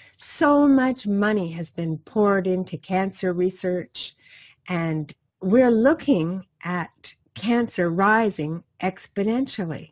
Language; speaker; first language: English; native; English